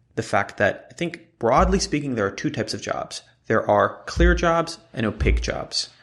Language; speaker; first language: English; non-native, fluent; Hebrew